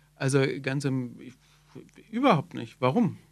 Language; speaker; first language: German; native; German